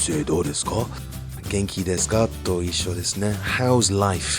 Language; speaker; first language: Japanese; non-native, fluent; English